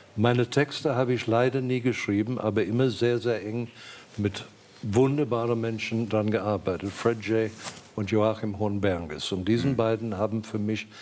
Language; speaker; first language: German; non-native, fluent; Afrikaans